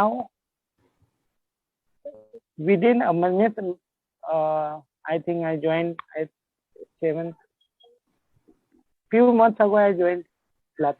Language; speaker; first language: English; non-native, learner; Marathi